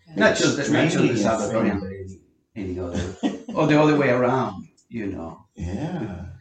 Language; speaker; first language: English; non-native, fluent; Spanish